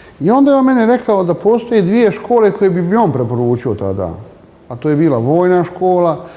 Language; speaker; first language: Bosnian; native; Bosnian